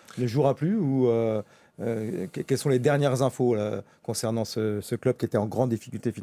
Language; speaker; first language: French; native; French